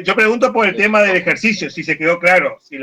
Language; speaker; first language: Spanish; native; Spanish